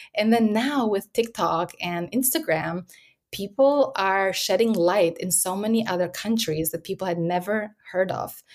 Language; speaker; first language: English; early bilingual, other home language; Albanian